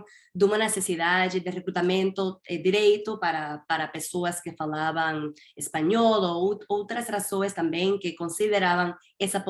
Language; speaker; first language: Portuguese; non-native, fluent; Spanish